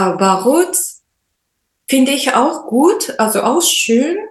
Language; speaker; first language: German; non-native, learner; Japanese